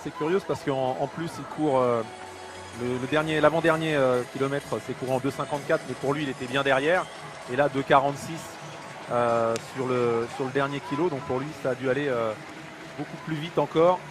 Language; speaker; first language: French; native; French